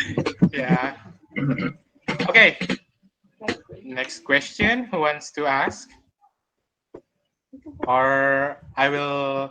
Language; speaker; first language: English; non-native, fluent; Indonesian